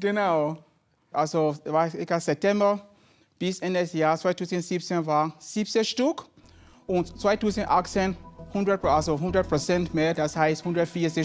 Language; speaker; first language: German; non-native, learner; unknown